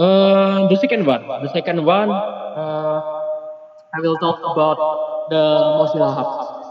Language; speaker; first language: English; non-native, learner; Indonesian